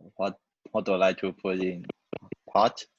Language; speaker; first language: English; non-native, learner; Chinese